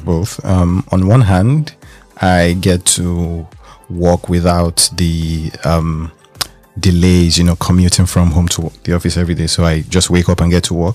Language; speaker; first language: English; non-native, local second language; Yoruba